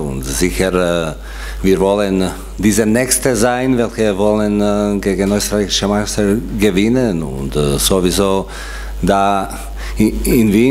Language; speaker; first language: German; non-native, fluent; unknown